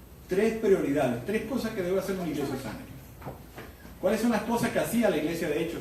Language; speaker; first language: Spanish; native; Spanish